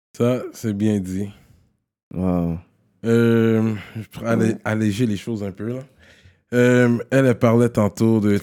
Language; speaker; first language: French; native; French